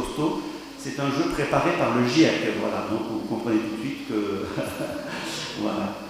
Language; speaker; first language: French; native; French